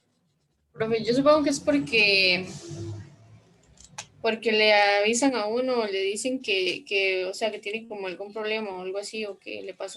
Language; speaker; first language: Spanish; native; Spanish